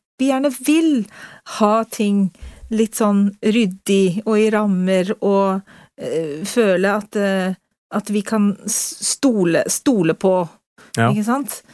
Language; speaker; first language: Norwegian; native; Norwegian